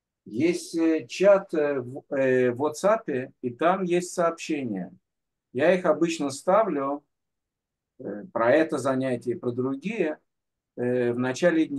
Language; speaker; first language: Russian; native; Russian